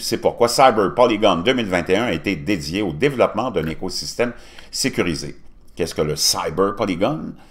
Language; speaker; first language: French; native; French